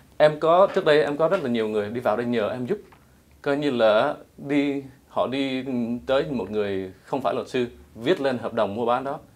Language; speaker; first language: Vietnamese; early bilingual, heritage; Vietnamese